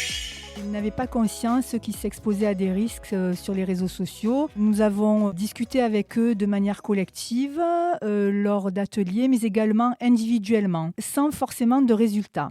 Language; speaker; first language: French; native; French